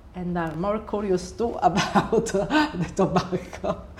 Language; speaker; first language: English; non-native, learner; Italian